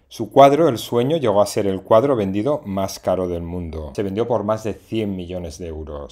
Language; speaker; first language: Spanish; native; Spanish